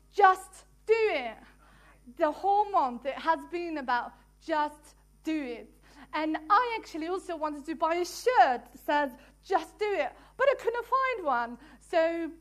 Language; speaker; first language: English; non-native, fluent; Dutch